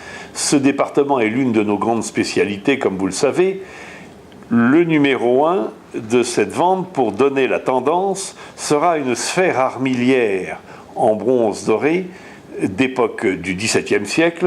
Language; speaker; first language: French; native; French